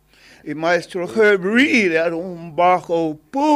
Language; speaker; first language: Spanish; non-native, learner; English